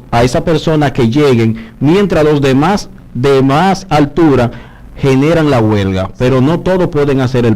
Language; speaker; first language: Spanish; native; Spanish